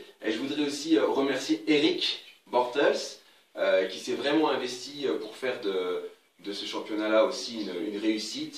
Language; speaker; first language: French; native; French